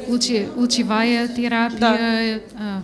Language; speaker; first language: Russian; non-native, learner; Bulgarian